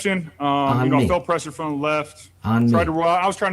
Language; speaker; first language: English; native; English